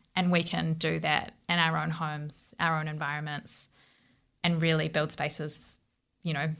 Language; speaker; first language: English; native; English